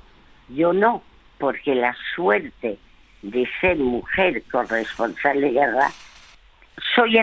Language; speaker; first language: Spanish; early bilingual, other home language; French